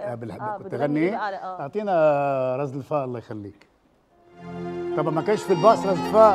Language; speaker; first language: Arabic; native; Arabic